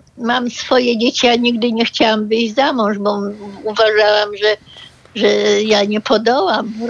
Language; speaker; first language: Polish; early bilingual, other home language; German